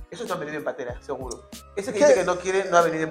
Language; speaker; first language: Spanish; native; Spanish